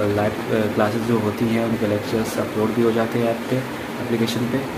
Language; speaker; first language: Hindi; native; Hindi